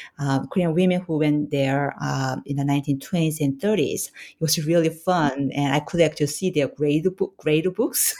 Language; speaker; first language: English; non-native, fluent; Korean